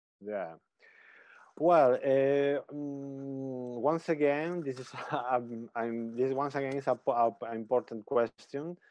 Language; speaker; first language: English; non-native, learner; Spanish